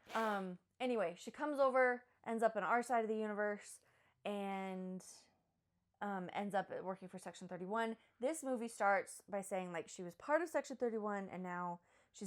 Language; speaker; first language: English; native; English